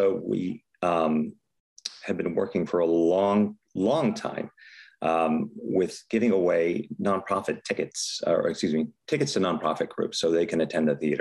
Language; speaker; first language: English; native; English